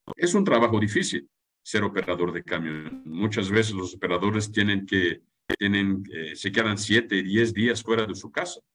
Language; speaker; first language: Spanish; non-native, fluent; German